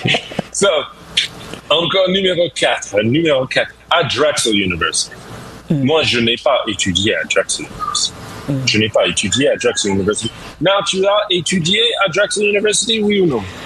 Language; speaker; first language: French; non-native, fluent; English